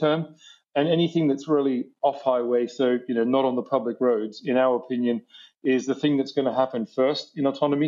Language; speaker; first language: English; native; English